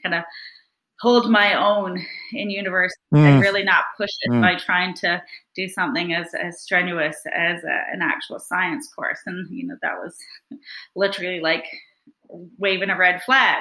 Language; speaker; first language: English; native; English